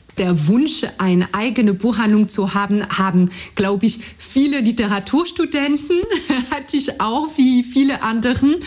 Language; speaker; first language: German; non-native, fluent; French